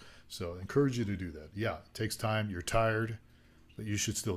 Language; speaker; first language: English; native; English